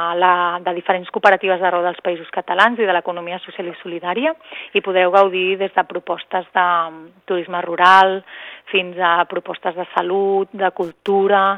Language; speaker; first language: Catalan; native; Catalan